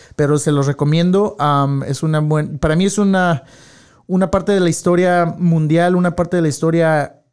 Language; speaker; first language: Spanish; native; Spanish